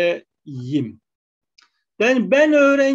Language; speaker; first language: Turkish; non-native, fluent; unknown